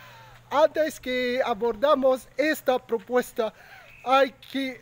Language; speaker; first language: Spanish; non-native, local second language; Filipino